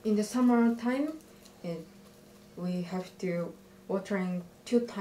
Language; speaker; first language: English; non-native, learner; Japanese